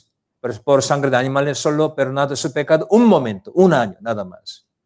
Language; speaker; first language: Spanish; non-native, learner; Korean